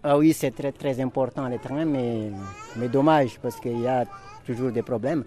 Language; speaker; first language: French; non-native, local second language; Malagasy